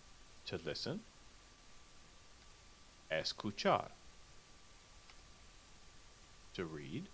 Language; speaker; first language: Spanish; non-native, fluent; English